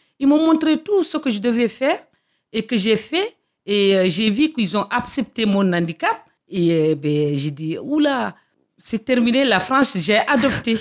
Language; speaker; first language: French; non-native, local second language; Fula